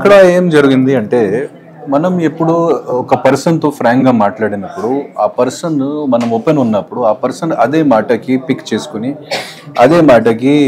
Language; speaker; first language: Telugu; non-native, fluent; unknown